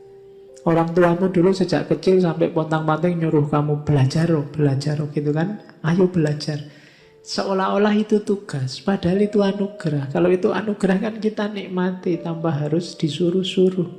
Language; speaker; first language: Indonesian; native; Indonesian